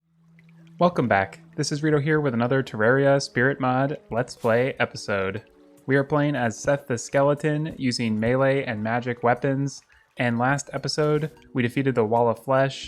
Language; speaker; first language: English; native; English